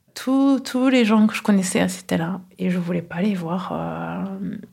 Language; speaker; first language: French; non-native, local second language; Kinyarwanda